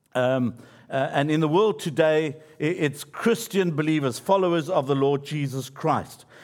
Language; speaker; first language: English; native; English